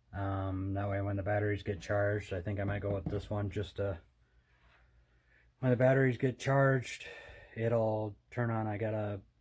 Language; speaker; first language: English; native; English